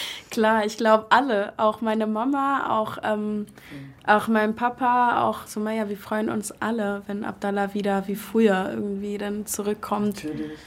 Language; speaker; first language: German; non-native, fluent; Arabic